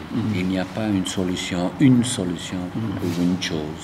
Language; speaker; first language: French; non-native, local second language; Dutch